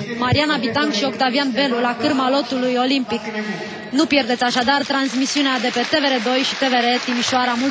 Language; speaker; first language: Romanian; native; Romanian